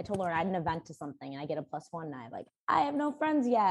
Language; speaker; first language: English; native; English